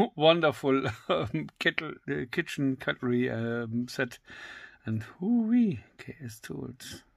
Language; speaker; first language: English; non-native, learner; German